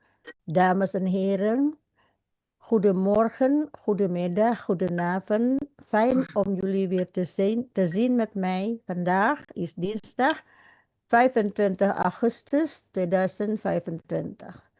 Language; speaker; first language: Dutch; non-native, fluent; Indonesian